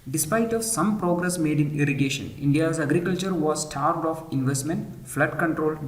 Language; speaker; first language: English; non-native, local second language; Malayalam